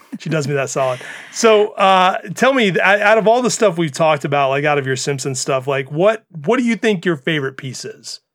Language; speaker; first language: English; native; English